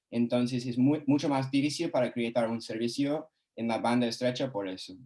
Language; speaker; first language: Spanish; non-native, fluent; English